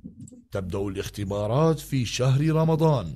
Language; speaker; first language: Arabic; non-native, learner; Uzbek